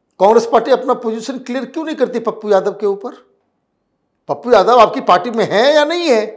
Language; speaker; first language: Hindi; native; Hindi